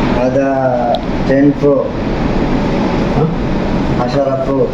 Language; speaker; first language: Arabic; non-native, learner; Bangla